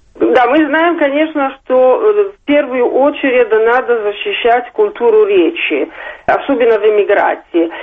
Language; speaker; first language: Russian; non-native, fluent; Italian